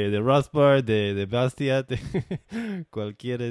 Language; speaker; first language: Spanish; non-native, fluent; English